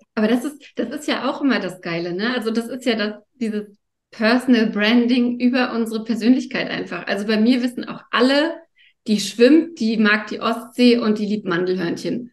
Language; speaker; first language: German; native; German